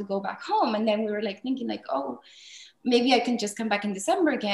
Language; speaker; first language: English; non-native, fluent; Spanish